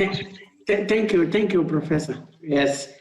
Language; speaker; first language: English; non-native, learner; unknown